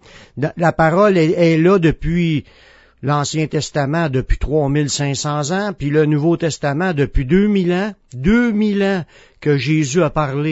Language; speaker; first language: French; native; French